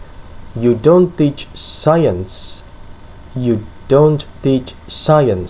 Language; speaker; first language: English; non-native, fluent; Indonesian